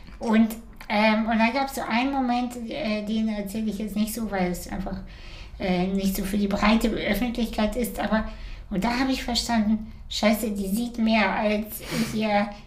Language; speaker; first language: German; early bilingual, other home language; Russian